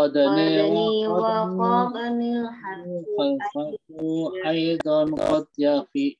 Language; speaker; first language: Arabic; non-native, learner; Indonesian